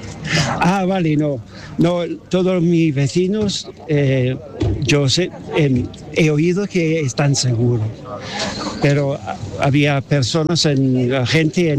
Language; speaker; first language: Spanish; non-native, fluent; English